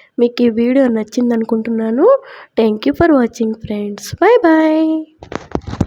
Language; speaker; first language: Telugu; native; Telugu